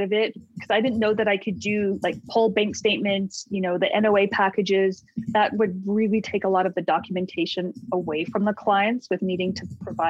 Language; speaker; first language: English; native; English